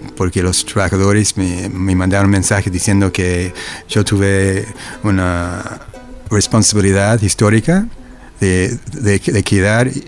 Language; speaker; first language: Spanish; non-native, fluent; English